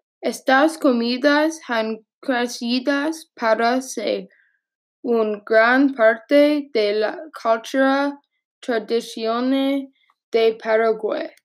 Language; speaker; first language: Spanish; non-native, learner; English